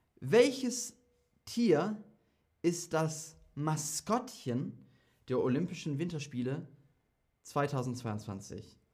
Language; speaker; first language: German; non-native, fluent; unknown